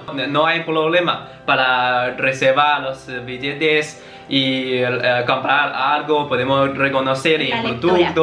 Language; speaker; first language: Spanish; non-native, learner; Chinese